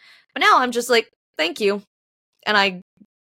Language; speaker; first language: English; early bilingual, other home language; Chinese